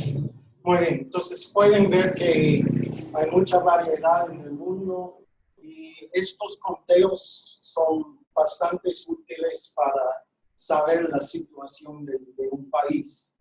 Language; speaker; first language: Spanish; non-native, fluent; English